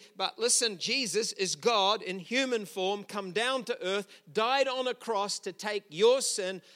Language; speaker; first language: English; native; English